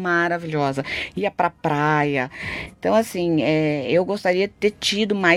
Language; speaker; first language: Portuguese; native; Portuguese